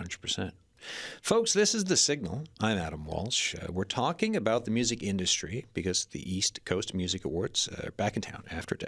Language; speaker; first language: English; native; English